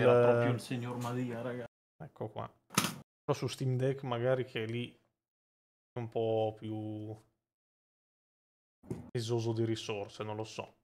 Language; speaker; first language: Italian; native; Italian